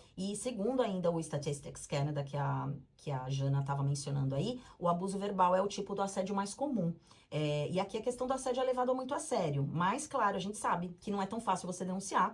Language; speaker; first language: Portuguese; native; Portuguese